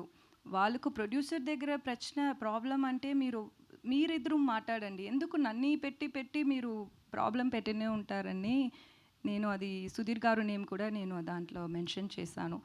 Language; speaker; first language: Telugu; non-native, learner; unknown